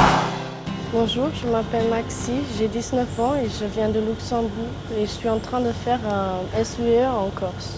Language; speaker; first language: French; non-native, learner; Luxembourgish